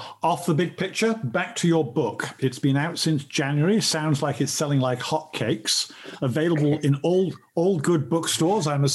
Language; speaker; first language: English; native; English